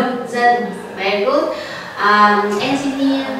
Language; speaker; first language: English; non-native, learner; Vietnamese